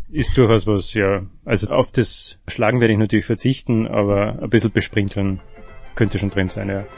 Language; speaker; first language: German; native; German